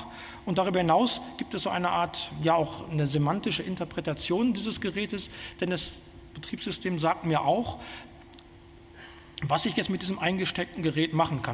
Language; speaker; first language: German; native; German